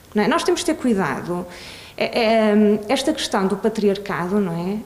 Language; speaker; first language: Portuguese; early bilingual, other home language; Swedish